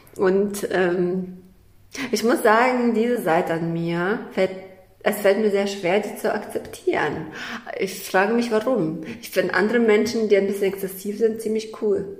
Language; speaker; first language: German; early bilingual, other home language; Russian